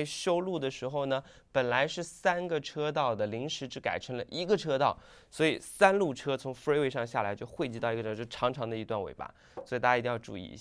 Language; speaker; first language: Chinese; native; Chinese